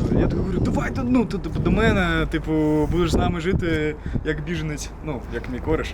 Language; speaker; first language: Ukrainian; non-native, local second language; Russian